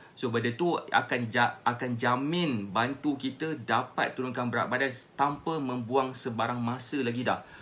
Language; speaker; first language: Malay; native; Malay